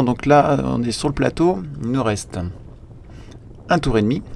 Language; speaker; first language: French; native; French